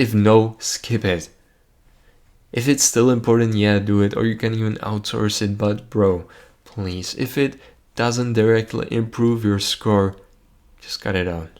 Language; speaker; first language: English; non-native, fluent; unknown